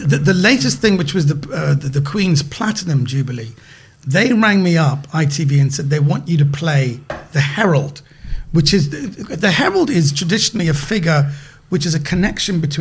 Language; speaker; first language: English; native; English